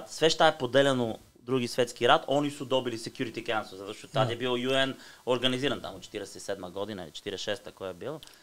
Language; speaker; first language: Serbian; non-native, learner; Bulgarian